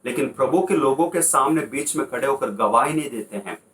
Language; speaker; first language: Hindi; non-native, local second language; Kannada